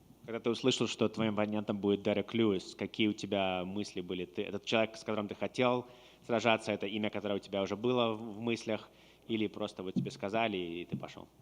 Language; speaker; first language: Russian; native; Russian